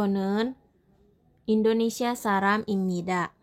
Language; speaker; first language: Korean; non-native, fluent; Indonesian